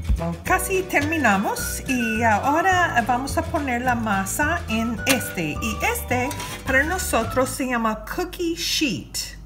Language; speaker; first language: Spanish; non-native, fluent; English